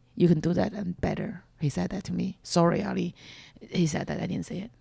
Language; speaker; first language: English; non-native, fluent; Chinese